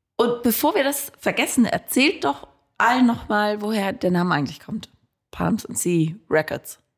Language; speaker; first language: German; native; German